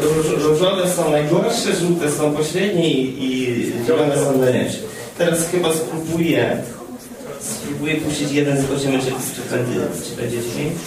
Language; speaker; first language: Polish; non-native, fluent; Ukrainian